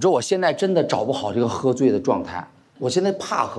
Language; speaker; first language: Chinese; native; Chinese